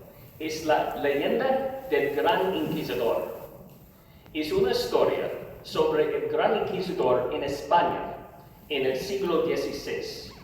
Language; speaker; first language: Spanish; non-native, learner; English